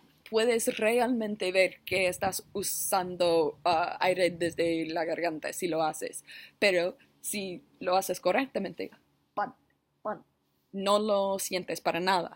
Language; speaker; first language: Spanish; non-native, learner; English